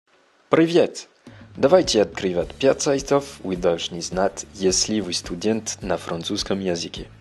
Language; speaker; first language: Russian; non-native, learner; French